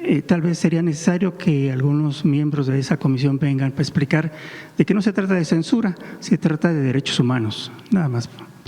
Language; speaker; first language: Spanish; native; Spanish